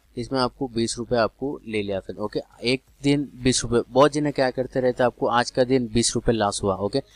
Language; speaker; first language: Hindi; non-native, local second language; Telugu